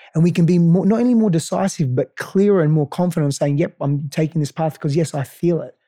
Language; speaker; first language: English; non-native, local second language; Greek